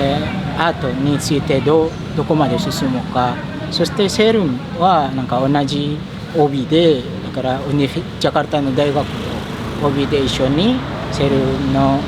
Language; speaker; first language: Japanese; non-native, fluent; Indonesian